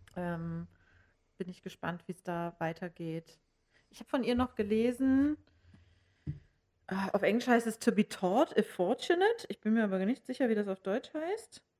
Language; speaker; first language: German; native; German